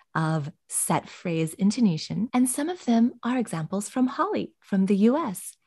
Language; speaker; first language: English; native; English